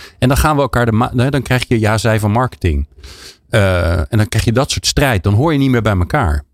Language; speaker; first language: Dutch; native; Dutch